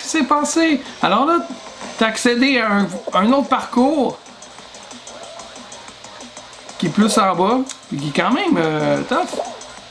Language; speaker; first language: French; native; French